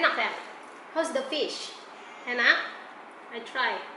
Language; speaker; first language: English; non-native, fluent; Indonesian